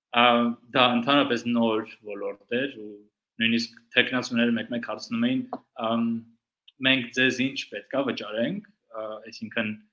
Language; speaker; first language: Armenian; early bilingual, heritage; Armenian